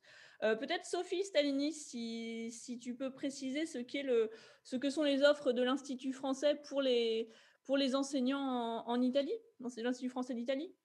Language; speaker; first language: French; native; French